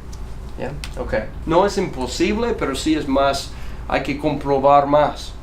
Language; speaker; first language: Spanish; non-native, fluent; English